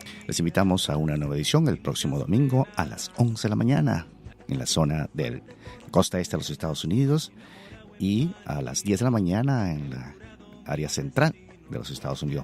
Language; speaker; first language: Spanish; native; Spanish